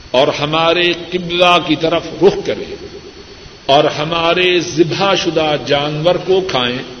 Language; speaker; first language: Urdu; non-native, local second language; Punjabi